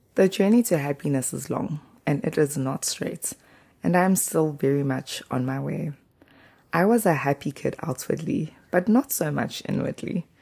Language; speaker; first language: English; non-native, local second language; Zulu